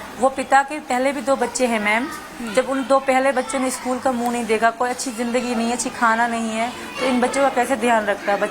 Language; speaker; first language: Urdu; non-native, local second language; Sindhi